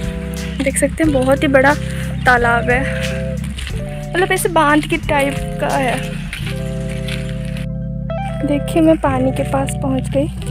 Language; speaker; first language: Hindi; native; Hindi